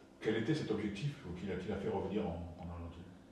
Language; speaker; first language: French; native; French